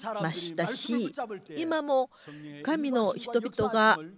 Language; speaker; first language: Japanese; non-native, fluent; Korean